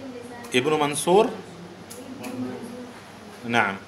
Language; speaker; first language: Arabic; non-native, fluent; Urdu